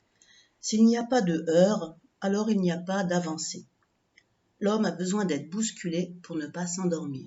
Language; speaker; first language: French; native; French